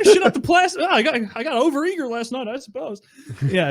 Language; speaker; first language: English; native; English